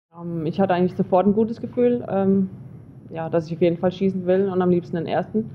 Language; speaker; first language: German; native; German